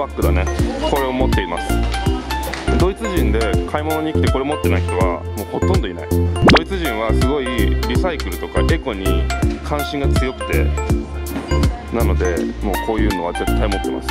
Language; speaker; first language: Japanese; native; Japanese